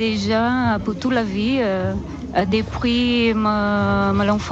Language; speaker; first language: French; non-native, learner; Portuguese